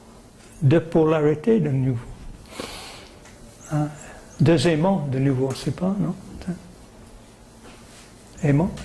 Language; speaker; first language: French; non-native, learner; English